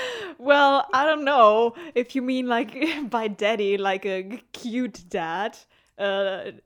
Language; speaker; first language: English; non-native, fluent; German